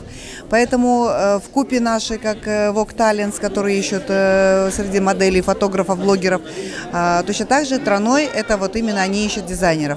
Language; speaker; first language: Russian; native; Russian